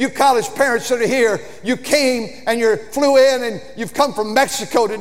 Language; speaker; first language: English; native; English